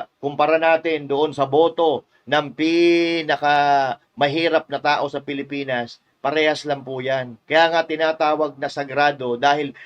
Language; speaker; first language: Filipino; native; Filipino